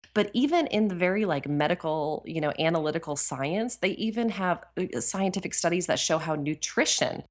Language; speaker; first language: English; native; English